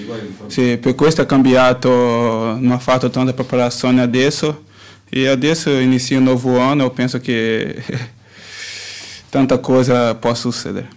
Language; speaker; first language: Italian; non-native, learner; Portuguese